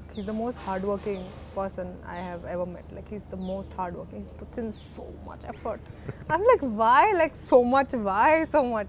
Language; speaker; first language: Telugu; non-native, learner; Hindi